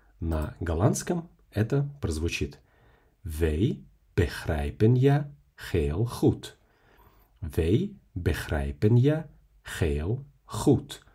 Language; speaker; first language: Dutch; non-native, fluent; Russian